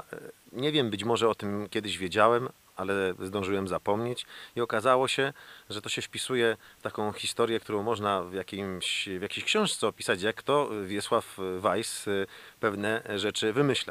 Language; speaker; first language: Polish; native; Polish